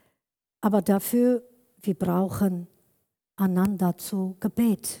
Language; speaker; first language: German; non-native, learner; Kurdish